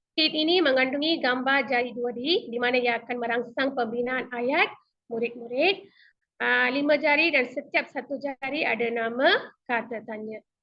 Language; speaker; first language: Malay; non-native, local second language; Tamil